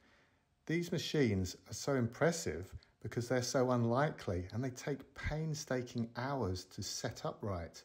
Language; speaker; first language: English; native; English